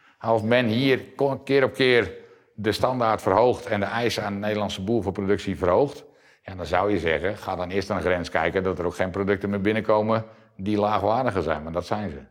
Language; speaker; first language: Dutch; native; Dutch